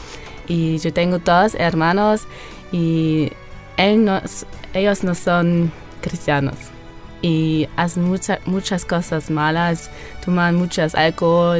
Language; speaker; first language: Spanish; non-native, learner; German